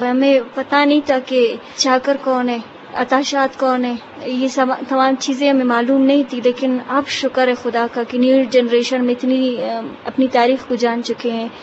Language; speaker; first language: Urdu; non-native, local second language; Baluchi